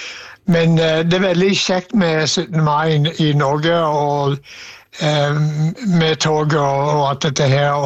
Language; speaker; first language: Norwegian; non-native, fluent; English